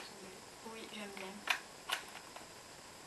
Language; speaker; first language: French; native; French